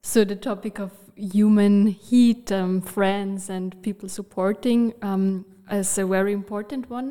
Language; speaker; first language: English; non-native, fluent; German